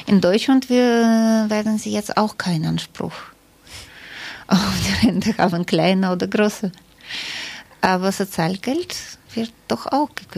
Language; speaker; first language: German; non-native, fluent; Russian